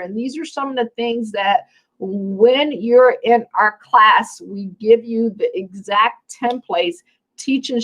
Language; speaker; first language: English; native; English